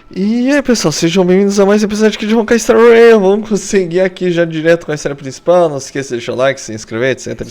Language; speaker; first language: Portuguese; native; Portuguese